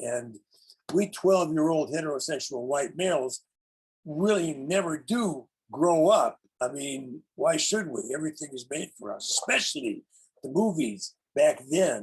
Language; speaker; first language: English; native; English